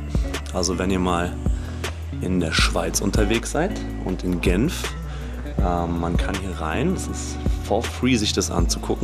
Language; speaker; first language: German; native; German